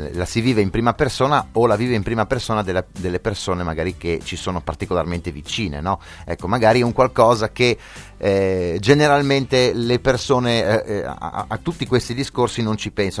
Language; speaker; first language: Italian; native; Italian